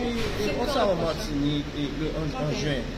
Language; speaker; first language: French; non-native, learner; Haitian Creole